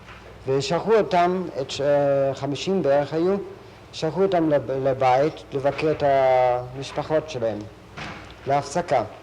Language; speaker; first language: Hebrew; non-native, fluent; German